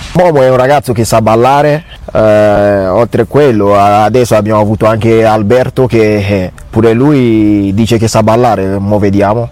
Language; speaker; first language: Italian; non-native, fluent; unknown